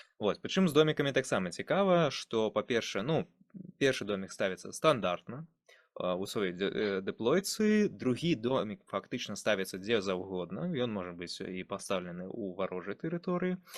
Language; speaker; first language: Belarusian; non-native, local second language; Russian